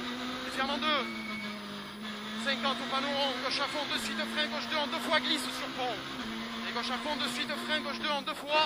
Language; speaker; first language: French; native; French